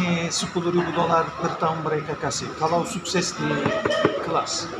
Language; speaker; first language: Indonesian; non-native, learner; English